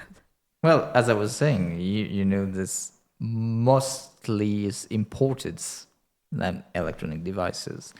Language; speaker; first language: English; non-native, fluent; French